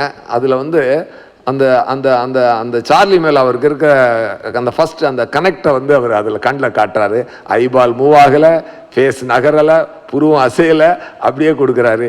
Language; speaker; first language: Tamil; native; Tamil